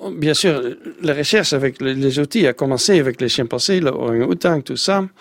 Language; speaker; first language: French; non-native, fluent; Dutch